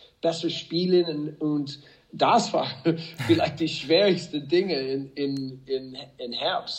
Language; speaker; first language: German; non-native, fluent; English